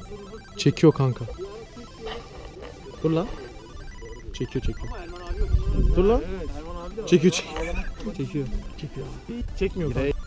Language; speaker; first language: Turkish; native; Turkish